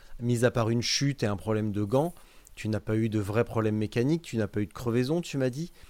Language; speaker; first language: French; native; French